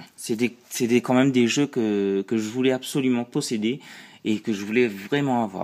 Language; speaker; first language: French; native; French